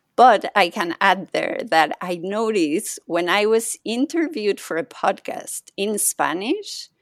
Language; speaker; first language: English; non-native, fluent; Spanish